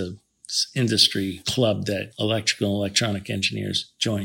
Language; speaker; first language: English; native; English